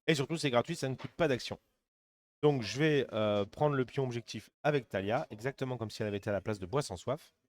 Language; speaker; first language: French; native; French